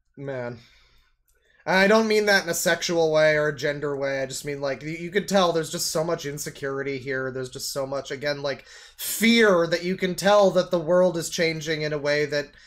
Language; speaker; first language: English; native; English